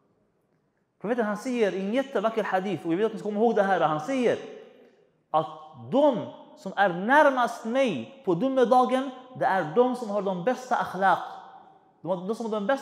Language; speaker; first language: Swedish; non-native, fluent; Arabic